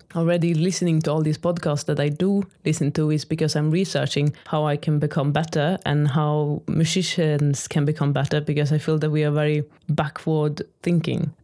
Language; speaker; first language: English; non-native, fluent; Swedish